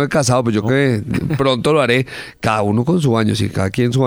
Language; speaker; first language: Spanish; native; Spanish